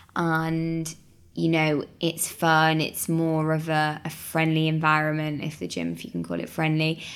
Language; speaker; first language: English; native; English